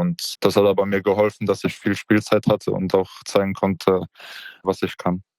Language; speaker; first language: German; non-native, local second language; Polish